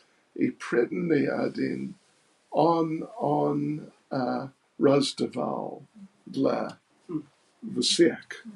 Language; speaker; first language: Russian; non-native, learner; English